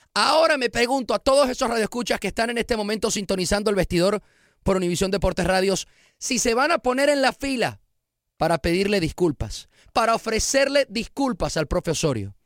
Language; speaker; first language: Spanish; native; Spanish